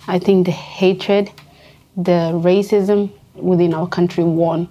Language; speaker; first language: English; non-native, fluent; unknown